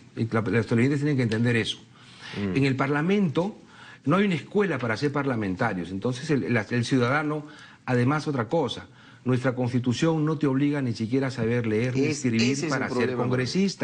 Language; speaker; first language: Spanish; native; Spanish